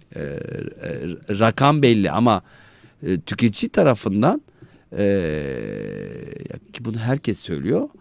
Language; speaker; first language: Turkish; native; Turkish